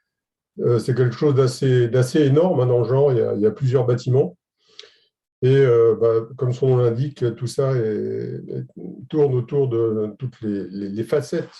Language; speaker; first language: French; native; French